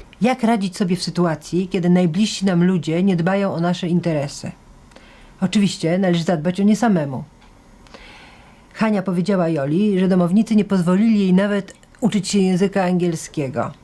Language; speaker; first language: Polish; native; Polish